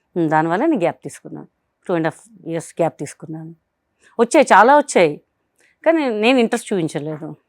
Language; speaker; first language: Telugu; non-native, local second language; Hindi